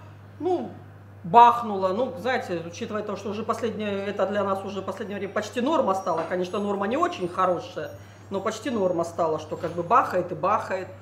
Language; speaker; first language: Russian; native; Russian